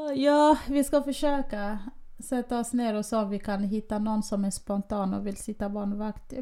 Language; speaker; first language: Swedish; early bilingual, other home language; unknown